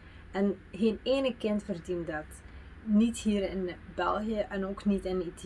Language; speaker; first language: Dutch; early bilingual, other home language; Amharic